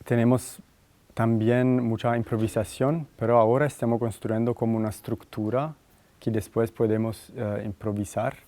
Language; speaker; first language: Spanish; non-native, fluent; Italian